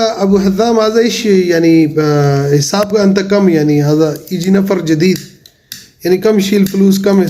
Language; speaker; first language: Arabic; non-native, learner; Urdu